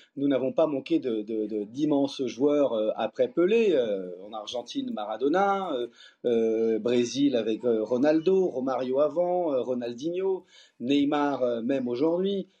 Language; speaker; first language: French; early bilingual, other home language; Portuguese